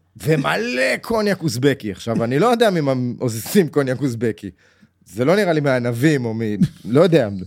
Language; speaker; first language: Hebrew; native; Hebrew